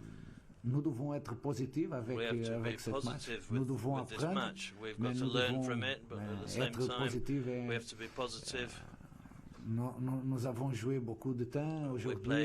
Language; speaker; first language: French; non-native, fluent; Portuguese